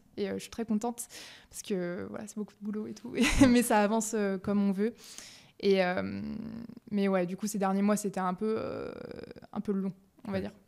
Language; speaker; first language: French; native; French